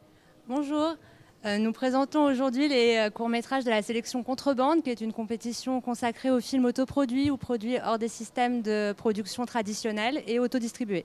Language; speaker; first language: French; native; French